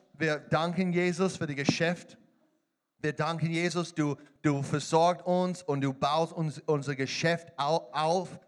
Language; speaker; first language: German; non-native, learner; English